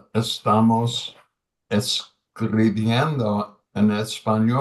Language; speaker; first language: Spanish; non-native, learner; English